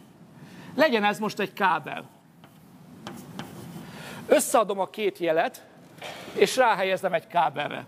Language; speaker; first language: Hungarian; native; Hungarian